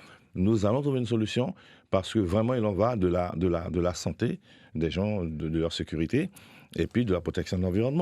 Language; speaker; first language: French; native; French